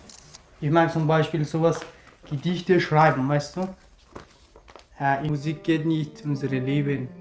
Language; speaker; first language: German; non-native, learner; Persian